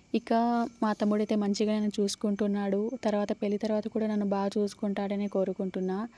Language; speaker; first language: Telugu; native; Telugu